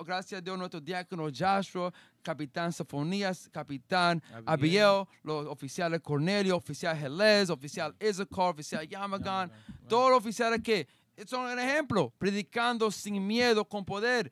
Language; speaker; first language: Spanish; early bilingual, heritage; Spanish